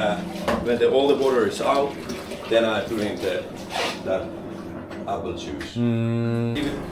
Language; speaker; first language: English; non-native, learner; Finnish